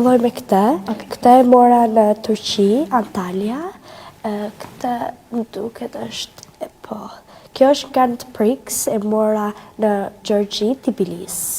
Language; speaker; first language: Albanian; early bilingual, heritage; Albanian